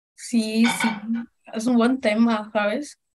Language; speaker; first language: Spanish; non-native, learner; Portuguese